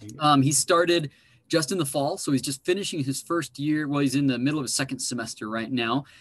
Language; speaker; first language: English; native; English